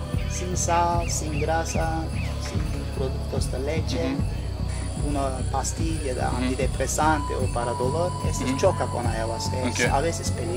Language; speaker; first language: Spanish; non-native, learner; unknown